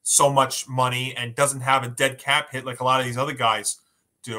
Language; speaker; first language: English; native; English